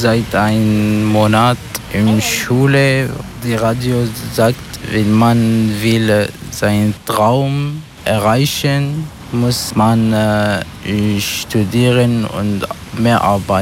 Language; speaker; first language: German; non-native, learner; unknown